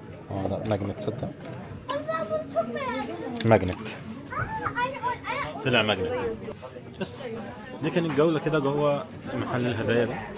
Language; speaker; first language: Arabic; native; Arabic